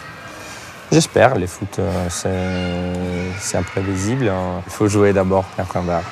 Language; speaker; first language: French; non-native, fluent; Italian